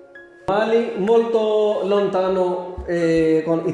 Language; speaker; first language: Italian; non-native, learner; Urdu